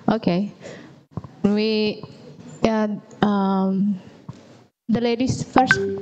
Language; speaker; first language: English; non-native, fluent; Indonesian